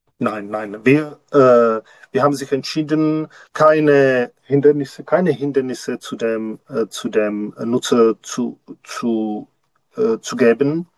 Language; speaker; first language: German; non-native, learner; Czech